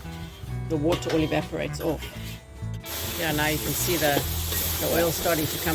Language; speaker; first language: English; native; English